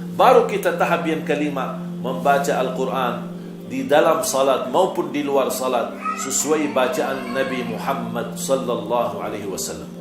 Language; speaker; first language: Malay; non-native, fluent; Arabic